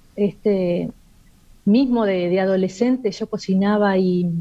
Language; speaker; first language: Spanish; native; Spanish